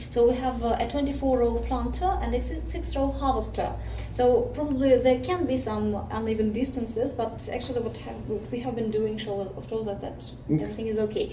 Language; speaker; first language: English; non-native, fluent; Russian